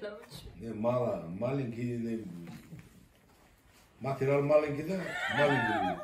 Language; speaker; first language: Russian; non-native, learner; Uzbek